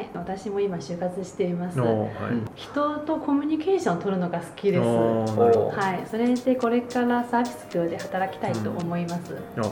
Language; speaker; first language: Japanese; non-native, fluent; Chinese